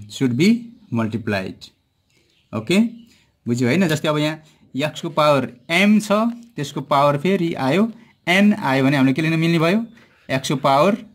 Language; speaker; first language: Nepali; native; Nepali